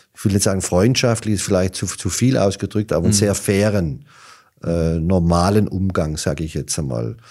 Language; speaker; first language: German; native; German